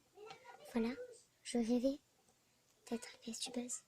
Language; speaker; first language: French; native; French